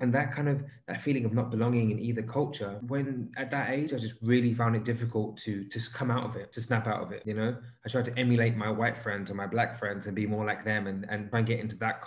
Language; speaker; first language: English; native; English